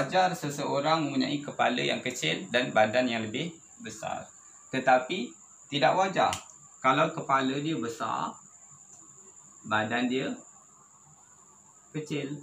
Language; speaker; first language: Malay; native; Malay